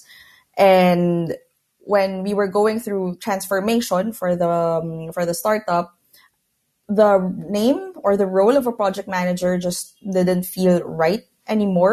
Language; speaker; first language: English; non-native, local second language; Filipino